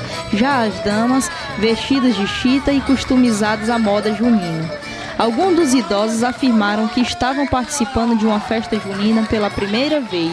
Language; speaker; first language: Portuguese; native; Portuguese